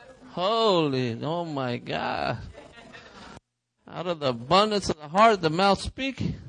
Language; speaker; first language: English; early bilingual, other home language; Spanish